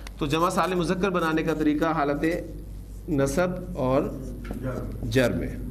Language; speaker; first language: Urdu; native; Urdu